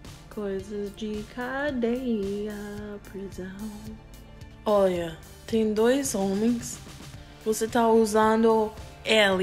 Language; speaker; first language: Portuguese; non-native, learner; English